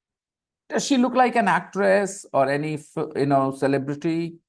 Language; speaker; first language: English; non-native, fluent; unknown